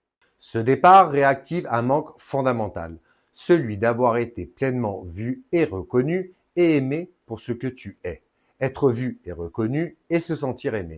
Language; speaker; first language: French; native; French